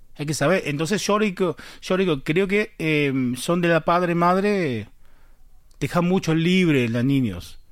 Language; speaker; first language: Spanish; non-native, learner; Chinese